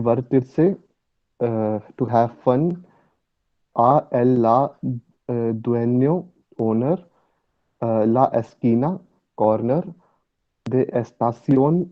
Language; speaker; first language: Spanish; non-native, learner; Hindi